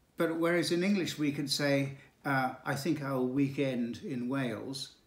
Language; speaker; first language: English; native; English